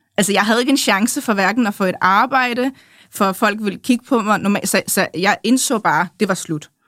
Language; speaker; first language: Danish; early bilingual, other home language; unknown